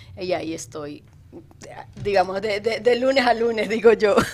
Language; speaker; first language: Spanish; native; Spanish